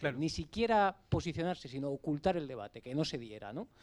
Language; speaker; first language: Spanish; native; Spanish